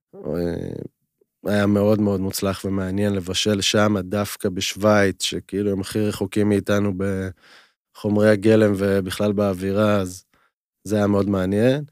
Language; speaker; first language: Hebrew; native; Hebrew